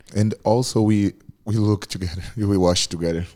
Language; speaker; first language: English; non-native, learner; Portuguese